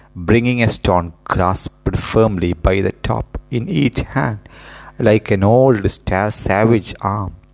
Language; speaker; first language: English; non-native, local second language; Malayalam